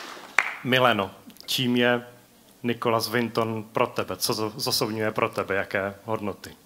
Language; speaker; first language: Czech; native; Czech